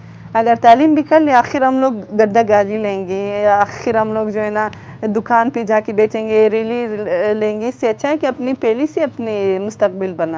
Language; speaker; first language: Hindi; non-native, local second language; Uzbek